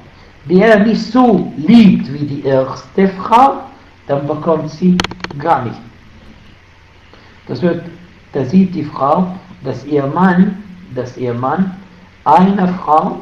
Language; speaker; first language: German; non-native, fluent; Arabic